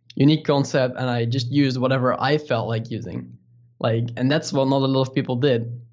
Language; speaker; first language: English; non-native, fluent; Dutch